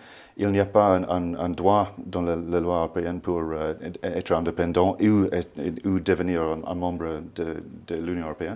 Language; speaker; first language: French; non-native, fluent; English